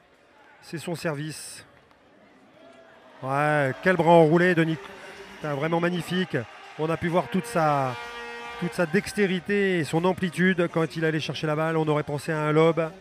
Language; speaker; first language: French; native; French